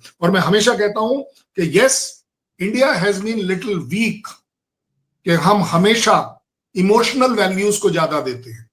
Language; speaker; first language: Hindi; native; Hindi